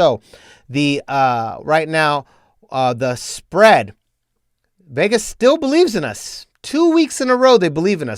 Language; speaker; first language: English; native; English